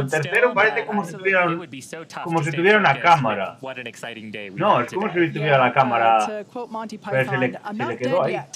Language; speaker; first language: Spanish; native; Spanish